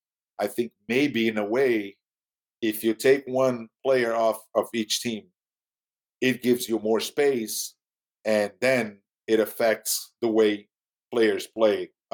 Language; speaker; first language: English; non-native, fluent; Portuguese